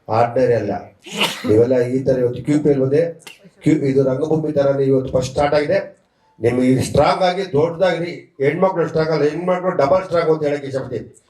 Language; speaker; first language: Kannada; native; Kannada